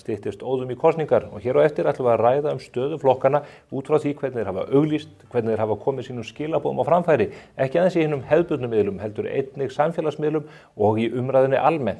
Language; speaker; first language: Icelandic; native; Icelandic